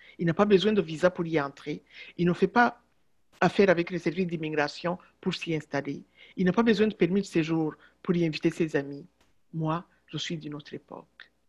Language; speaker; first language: French; non-native, local second language; Kinyarwanda